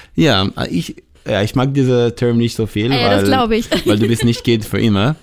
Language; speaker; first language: German; non-native, learner; Hebrew